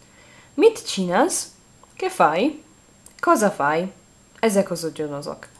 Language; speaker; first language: Hungarian; non-native, learner; Italian